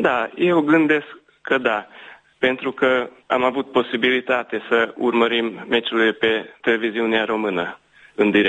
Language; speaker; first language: Romanian; early bilingual, heritage; Romanian